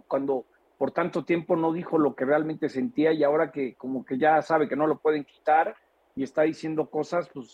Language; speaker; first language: Spanish; native; Spanish